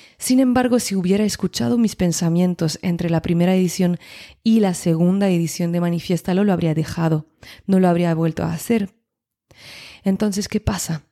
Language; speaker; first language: Spanish; non-native, fluent; French